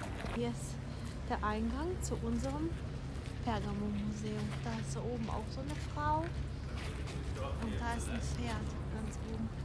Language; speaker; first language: German; non-native, learner; Ukrainian